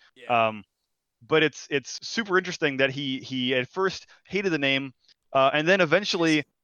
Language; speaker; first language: English; non-native, fluent; Portuguese